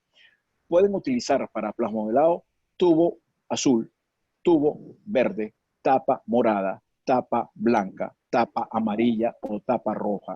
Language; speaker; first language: Spanish; native; Spanish